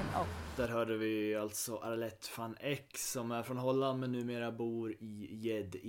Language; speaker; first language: Swedish; native; Swedish